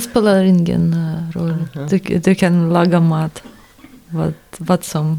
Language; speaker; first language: Swedish; non-native, fluent; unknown